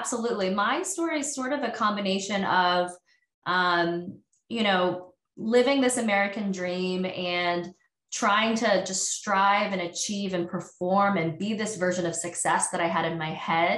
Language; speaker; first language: English; native; English